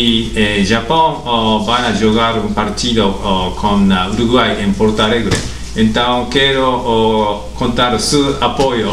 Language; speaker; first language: Portuguese; non-native, learner; Japanese